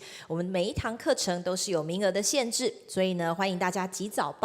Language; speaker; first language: Chinese; native; Chinese